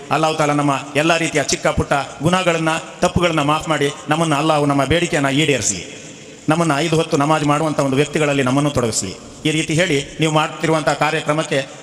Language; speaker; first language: Kannada; non-native, local second language; Malayalam